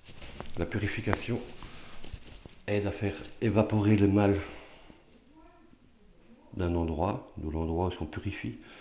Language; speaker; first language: French; native; French